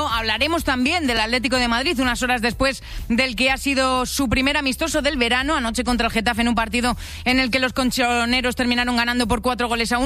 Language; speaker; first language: Spanish; native; Spanish